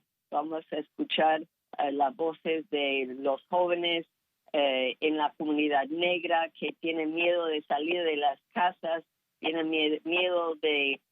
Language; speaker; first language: Spanish; non-native, fluent; English